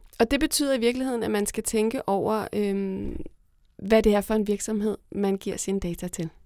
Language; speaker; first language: Danish; native; Danish